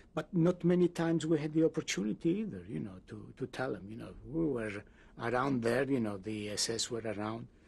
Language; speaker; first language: English; non-native, fluent; Greek